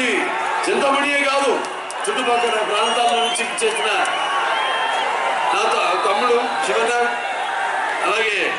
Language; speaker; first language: Telugu; native; Telugu